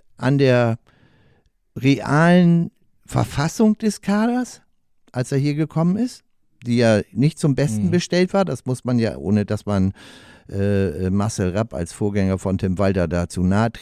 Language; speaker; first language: German; native; German